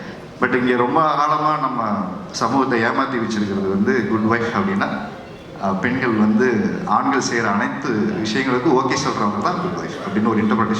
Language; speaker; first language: Tamil; native; Tamil